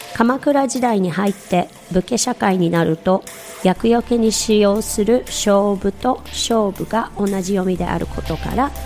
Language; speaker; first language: Japanese; native; Japanese